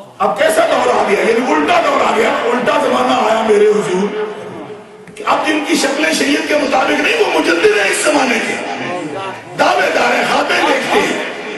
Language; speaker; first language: Urdu; native; Urdu